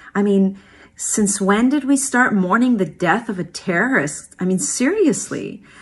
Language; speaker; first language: English; early bilingual, other home language; Persian